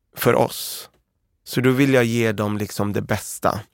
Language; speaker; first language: Swedish; early bilingual, other home language; Arabic